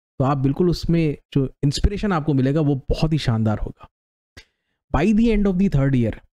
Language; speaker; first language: Hindi; native; Hindi